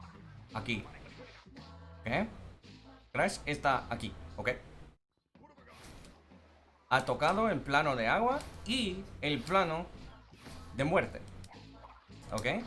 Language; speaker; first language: Spanish; non-native, fluent; English